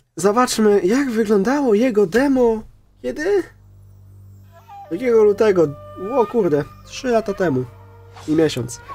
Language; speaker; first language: Polish; native; Polish